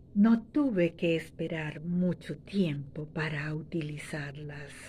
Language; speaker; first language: Spanish; native; Spanish